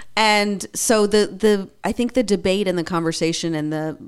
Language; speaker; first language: English; early bilingual, other home language; Spanish